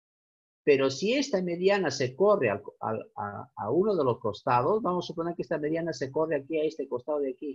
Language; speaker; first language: Spanish; native; Spanish